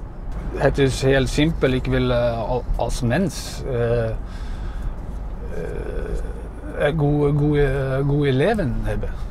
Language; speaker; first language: Dutch; non-native, fluent; Norwegian